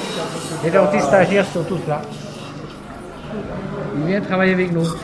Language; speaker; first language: French; non-native, local second language; Lao